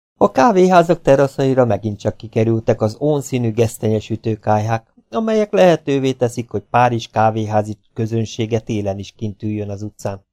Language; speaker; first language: Hungarian; native; Hungarian